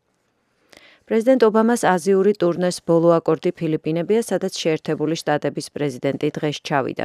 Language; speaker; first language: Georgian; native; Georgian